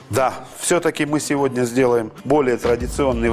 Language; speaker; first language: Russian; native; Russian